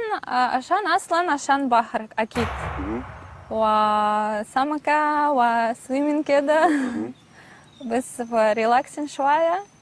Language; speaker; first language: Arabic; non-native, learner; Russian